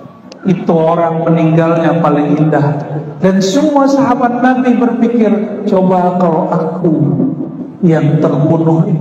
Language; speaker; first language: Indonesian; native; Indonesian